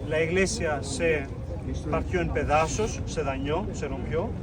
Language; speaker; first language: Spanish; non-native, fluent; Greek